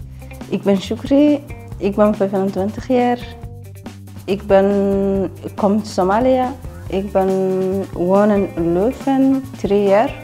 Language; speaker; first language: Dutch; non-native, learner; Somali